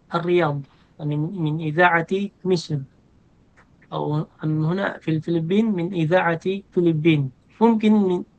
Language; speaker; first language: Arabic; non-native, fluent; Filipino